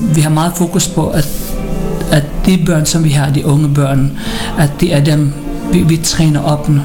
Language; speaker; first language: Danish; early bilingual, other home language; Filipino